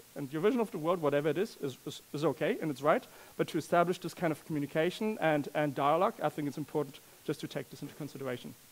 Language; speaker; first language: English; non-native, fluent; German